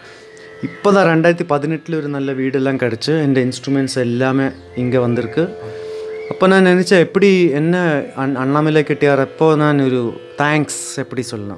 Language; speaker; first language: Tamil; non-native, learner; Malayalam